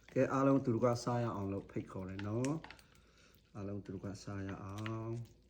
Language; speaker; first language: Burmese; non-native, local second language; Shan